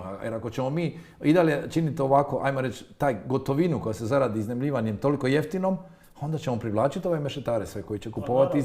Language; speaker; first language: Croatian; native; Croatian